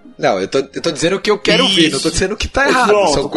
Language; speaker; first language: Portuguese; native; Portuguese